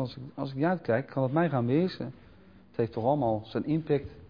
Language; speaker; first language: Dutch; native; Dutch